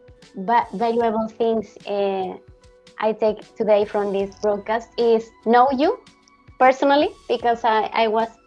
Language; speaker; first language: English; non-native, learner; Spanish